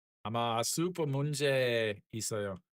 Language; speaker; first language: Korean; non-native, learner; English